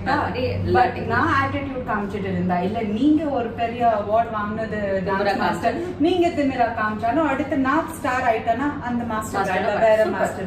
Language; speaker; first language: Tamil; non-native, local second language; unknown